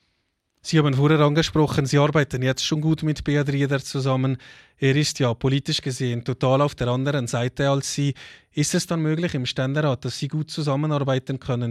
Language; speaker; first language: German; native; German